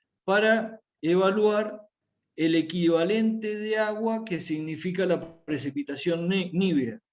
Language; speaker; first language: Spanish; native; Spanish